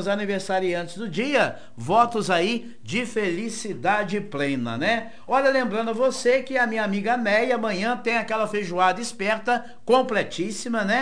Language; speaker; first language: Portuguese; native; Portuguese